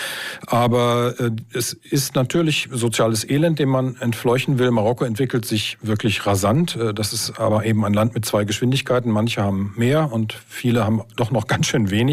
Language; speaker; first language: German; native; German